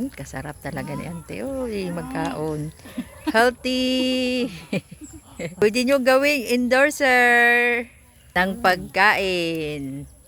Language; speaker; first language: Filipino; non-native, local second language; Waray